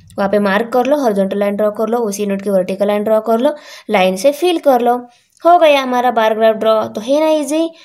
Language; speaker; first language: Hindi; non-native, local second language; Marathi